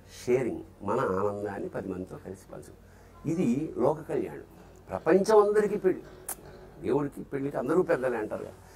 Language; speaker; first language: Telugu; native; Telugu